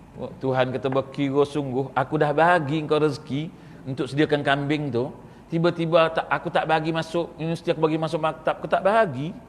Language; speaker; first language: Malay; native; Malay